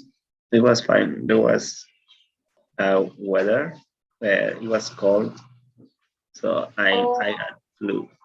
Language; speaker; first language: English; non-native, learner; Spanish